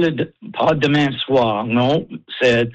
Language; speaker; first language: French; non-native, local second language; English